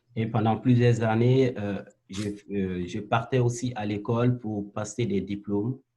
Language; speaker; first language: French; non-native, local second language; Bambara